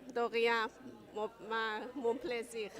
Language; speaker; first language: French; non-native, learner; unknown